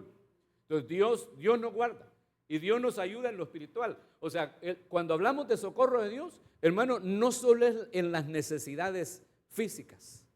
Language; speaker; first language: Spanish; native; Spanish